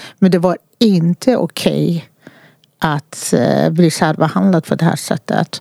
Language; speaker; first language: Swedish; non-native, fluent; Persian